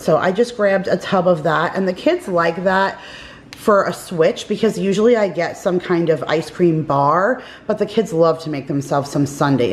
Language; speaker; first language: English; native; English